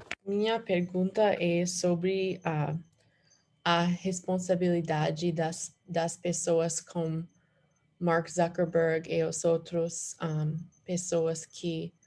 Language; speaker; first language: Portuguese; non-native, learner; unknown